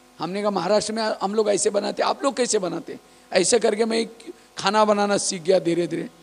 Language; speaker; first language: Hindi; non-native, local second language; Marathi